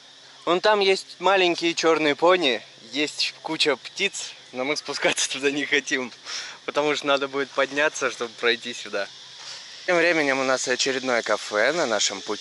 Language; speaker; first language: Russian; native; Russian